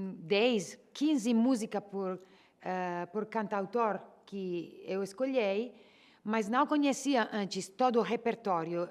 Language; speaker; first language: Portuguese; non-native, learner; Italian